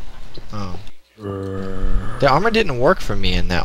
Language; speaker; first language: English; native; English